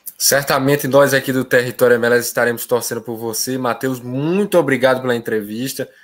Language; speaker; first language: Portuguese; native; Portuguese